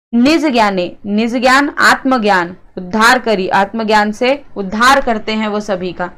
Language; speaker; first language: Hindi; non-native, local second language; Marathi